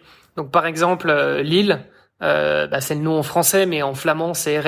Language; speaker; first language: French; native; French